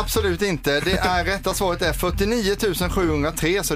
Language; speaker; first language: Swedish; native; Swedish